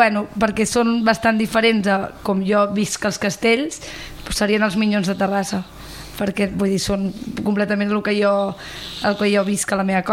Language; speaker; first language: Catalan; native; Catalan